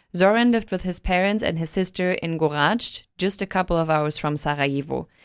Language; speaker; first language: English; non-native, fluent; German